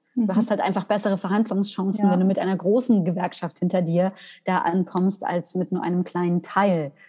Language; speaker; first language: German; native; German